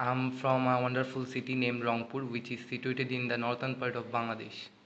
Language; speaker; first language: English; non-native, learner; Bangla